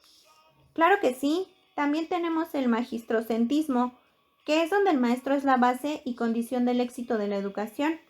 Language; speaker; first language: Spanish; native; Spanish